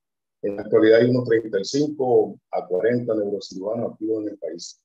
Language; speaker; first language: Spanish; native; Spanish